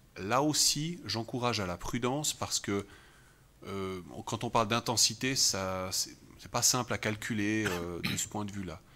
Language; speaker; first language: French; native; French